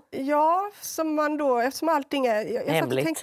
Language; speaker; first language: Swedish; native; Swedish